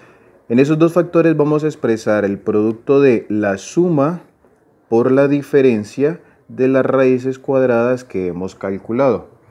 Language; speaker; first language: Spanish; native; Spanish